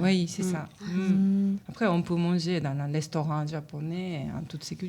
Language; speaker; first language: French; non-native, learner; Japanese